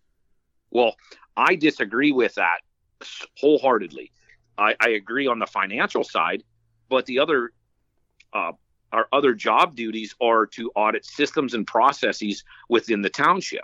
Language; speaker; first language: English; native; English